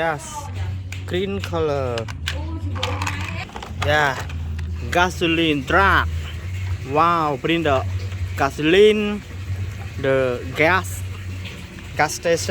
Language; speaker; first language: English; non-native, learner; Indonesian